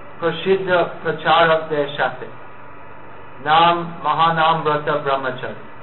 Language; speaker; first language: Bangla; non-native, fluent; English